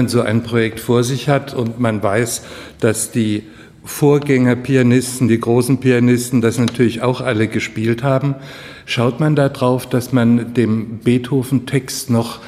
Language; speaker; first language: German; native; German